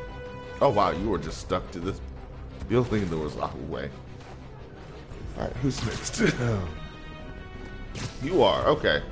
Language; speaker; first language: English; native; English